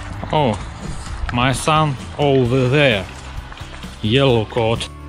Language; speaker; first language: English; non-native, learner; Russian